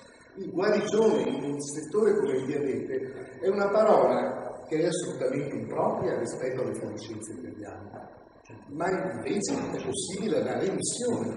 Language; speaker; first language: Italian; native; Italian